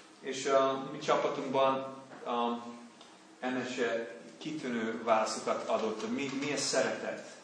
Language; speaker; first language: Hungarian; non-native, learner; English